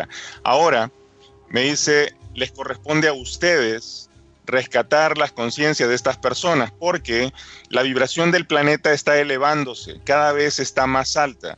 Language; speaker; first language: Spanish; native; Spanish